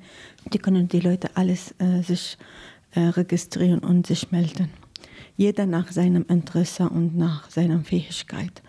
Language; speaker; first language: German; non-native, learner; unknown